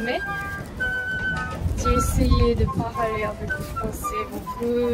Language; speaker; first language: French; non-native, learner; Japanese